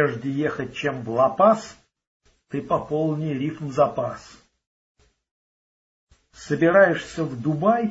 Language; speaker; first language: Russian; native; Russian